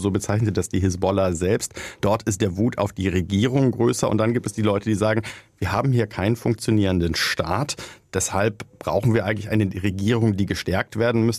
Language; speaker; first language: German; native; German